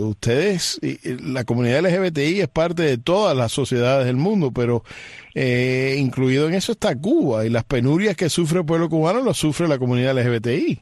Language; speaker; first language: Spanish; early bilingual, heritage; Spanish